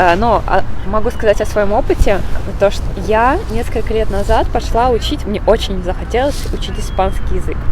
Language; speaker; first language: Russian; native; Russian